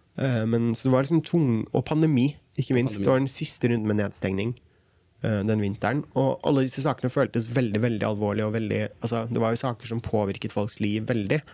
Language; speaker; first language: Norwegian; early bilingual, other home language; Kurdish